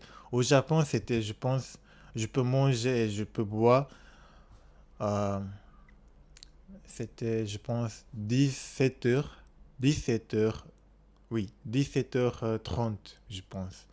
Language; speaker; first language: French; non-native, learner; Japanese